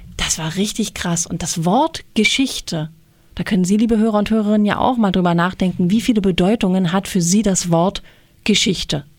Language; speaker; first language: German; native; German